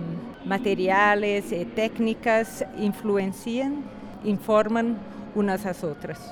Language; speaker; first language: Spanish; non-native, fluent; Portuguese